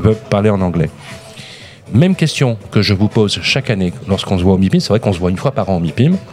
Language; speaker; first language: French; native; French